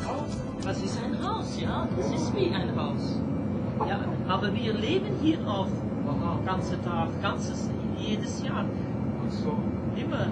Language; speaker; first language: German; non-native, learner; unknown